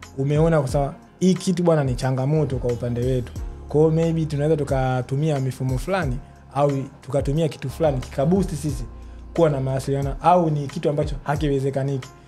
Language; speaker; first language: Swahili; native; Swahili